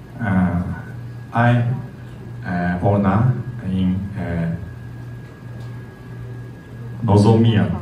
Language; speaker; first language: English; non-native, learner; Japanese